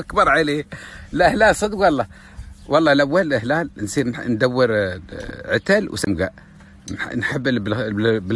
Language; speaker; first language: Arabic; native; Arabic